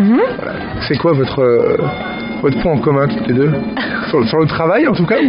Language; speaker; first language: French; native; French